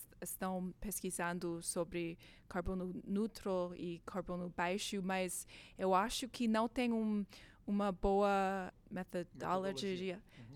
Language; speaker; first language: Portuguese; non-native, learner; English